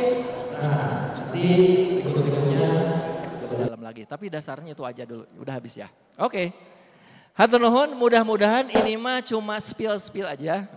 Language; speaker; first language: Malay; non-native, local second language; Sundanese